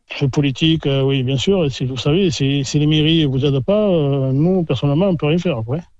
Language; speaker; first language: French; native; French